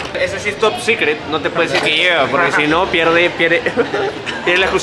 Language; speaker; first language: Spanish; native; Spanish